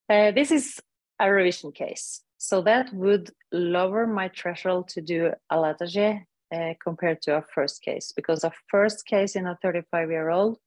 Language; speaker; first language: English; non-native, fluent; Norwegian